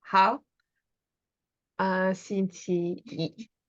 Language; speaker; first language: Chinese; non-native, learner; English